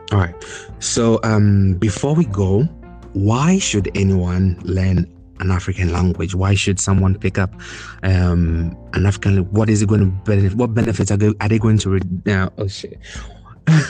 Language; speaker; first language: English; non-native, local second language; Ga